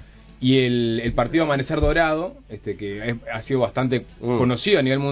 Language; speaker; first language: Spanish; native; Spanish